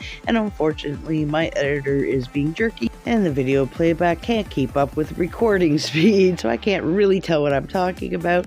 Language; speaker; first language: English; native; English